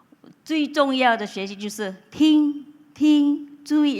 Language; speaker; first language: Chinese; non-native, local second language; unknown